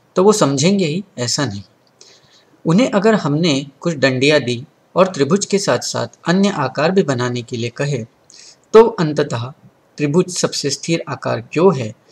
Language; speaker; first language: Hindi; non-native, local second language; Marathi